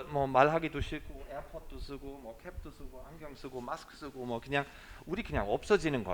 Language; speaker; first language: Korean; non-native, fluent; German